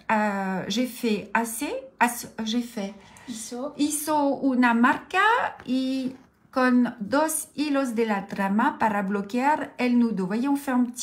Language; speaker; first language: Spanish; non-native, learner; French